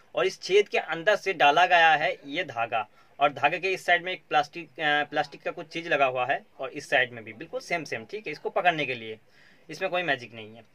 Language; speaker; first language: Hindi; non-native, local second language; Bangla